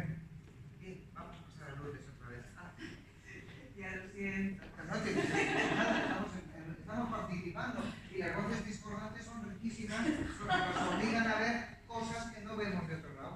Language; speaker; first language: Spanish; native; Spanish